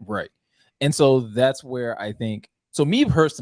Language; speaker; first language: English; native; English